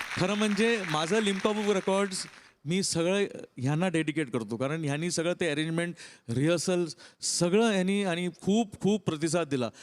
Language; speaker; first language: Marathi; non-native, local second language; Tamil